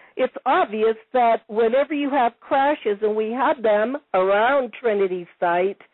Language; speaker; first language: English; non-native, fluent; Italian